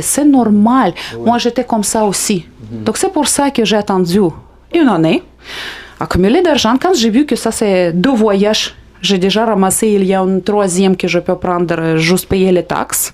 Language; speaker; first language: French; non-native, fluent; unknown